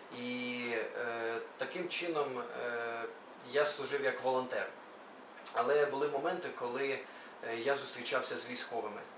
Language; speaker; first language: Ukrainian; native; Ukrainian